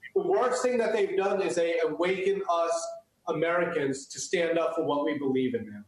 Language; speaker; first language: English; early bilingual, other home language; Chinese